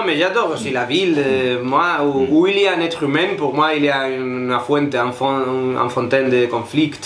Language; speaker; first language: French; non-native, fluent; Spanish